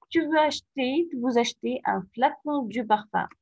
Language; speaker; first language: French; non-native, fluent; Arabic